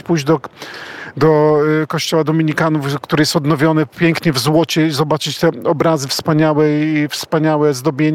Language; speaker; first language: Polish; native; Polish